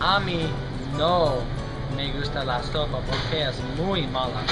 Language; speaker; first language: Spanish; non-native, learner; English